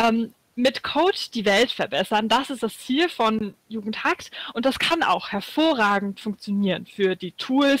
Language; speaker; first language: German; native; German